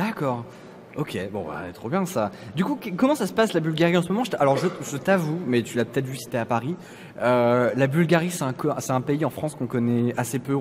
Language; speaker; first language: French; native; French